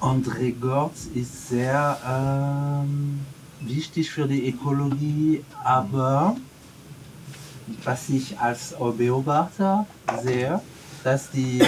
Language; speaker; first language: German; non-native, learner; French